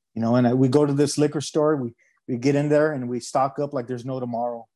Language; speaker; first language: English; native; English